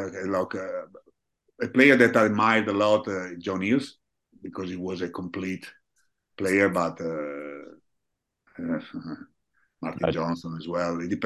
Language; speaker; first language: English; non-native, fluent; Italian